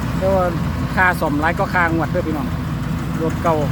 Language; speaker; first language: Thai; non-native, local second language; Northeastern Thai